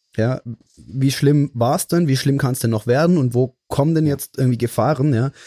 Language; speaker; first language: German; native; German